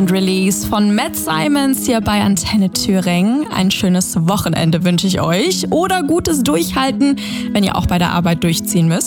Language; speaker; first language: German; native; German